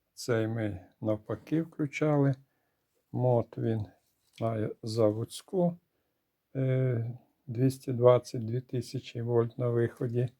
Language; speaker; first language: Ukrainian; native; Ukrainian